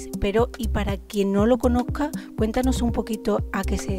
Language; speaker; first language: Spanish; native; Spanish